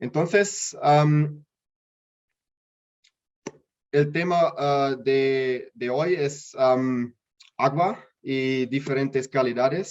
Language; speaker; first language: Spanish; non-native, learner; German